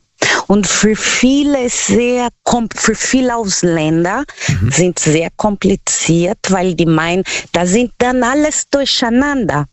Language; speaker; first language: German; non-native, learner; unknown